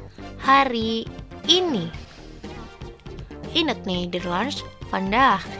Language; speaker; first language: Dutch; non-native, fluent; Indonesian